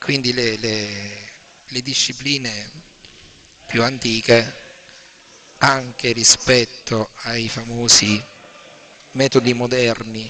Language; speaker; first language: Italian; native; Italian